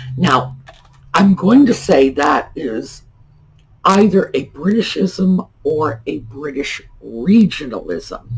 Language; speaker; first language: English; native; English